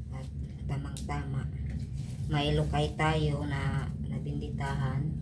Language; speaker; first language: Filipino; non-native, local second language; Cebuano